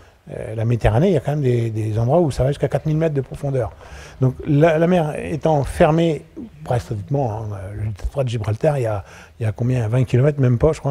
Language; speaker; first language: French; native; French